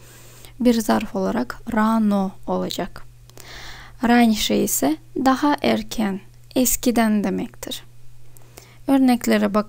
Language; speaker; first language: Turkish; non-native, fluent; Russian